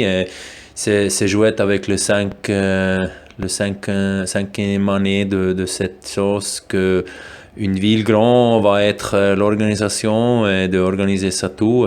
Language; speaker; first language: French; non-native, local second language; German